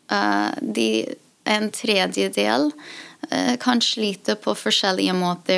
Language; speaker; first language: Norwegian; non-native, fluent; English